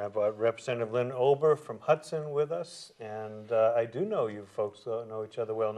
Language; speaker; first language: English; native; English